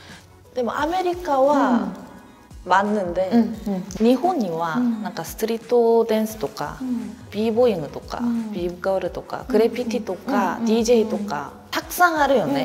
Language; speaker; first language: Japanese; non-native, learner; Korean